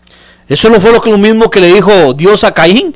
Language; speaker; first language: Spanish; native; Spanish